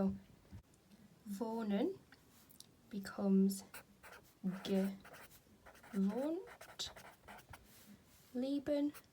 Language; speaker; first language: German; non-native, fluent; English